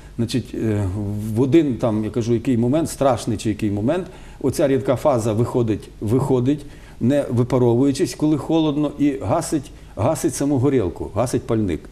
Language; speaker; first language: Ukrainian; native; Ukrainian